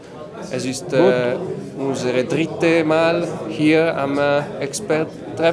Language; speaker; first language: German; non-native, learner; Italian